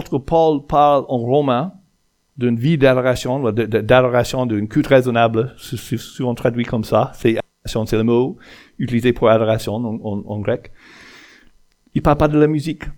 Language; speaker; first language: French; non-native, fluent; English